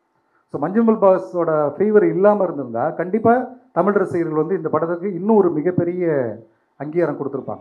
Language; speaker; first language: Tamil; native; Tamil